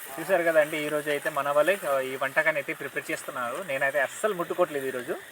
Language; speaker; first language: Telugu; native; Telugu